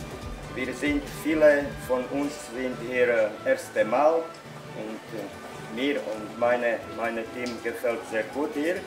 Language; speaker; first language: German; non-native, learner; Slovak